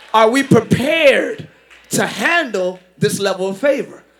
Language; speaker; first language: English; native; English